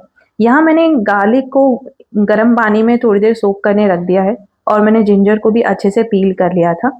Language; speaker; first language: Hindi; native; Hindi